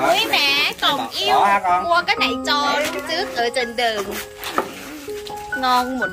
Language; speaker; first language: Vietnamese; non-native, learner; Thai